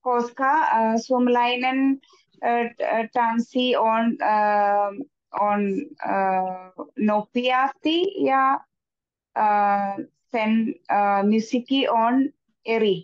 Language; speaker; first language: Finnish; non-native, learner; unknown